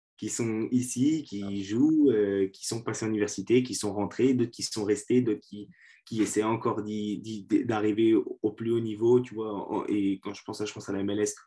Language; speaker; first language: French; native; French